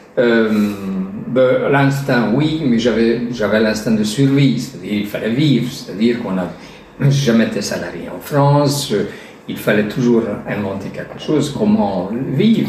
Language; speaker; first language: French; non-native, fluent; Hungarian